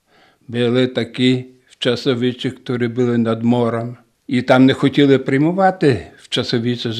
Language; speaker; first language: Polish; non-native, local second language; Ukrainian